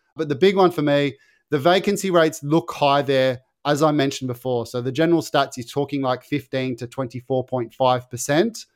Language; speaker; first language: English; native; English